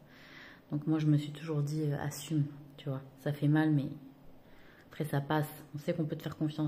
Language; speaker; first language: French; native; French